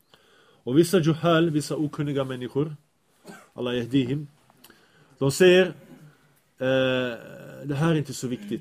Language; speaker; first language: Swedish; early bilingual, other home language; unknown